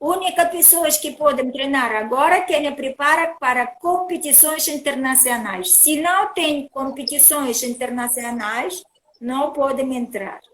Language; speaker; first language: Portuguese; non-native, learner; Russian